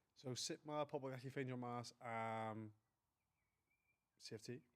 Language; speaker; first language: Welsh; non-native, local second language; English